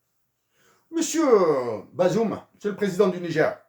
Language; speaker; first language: French; native; French